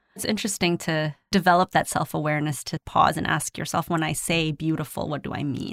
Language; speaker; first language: English; non-native, local second language; Filipino